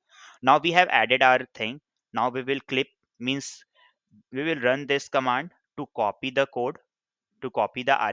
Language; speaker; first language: English; non-native, local second language; Hindi